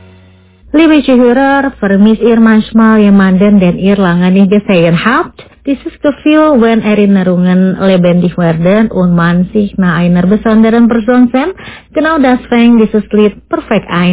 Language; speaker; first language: German; non-native, fluent; Indonesian